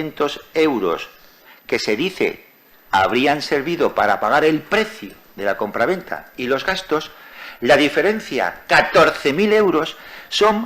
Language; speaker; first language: Spanish; native; Spanish